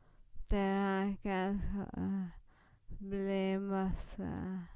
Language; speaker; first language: Swedish; non-native, fluent; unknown